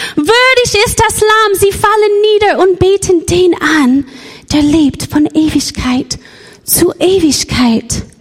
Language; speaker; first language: German; non-native, fluent; English